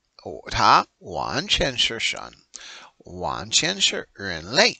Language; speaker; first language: Chinese; non-native, learner; English